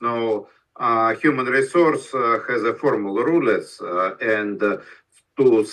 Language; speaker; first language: English; non-native, learner; Russian